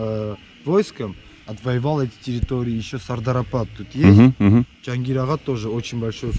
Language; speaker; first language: Russian; non-native, local second language; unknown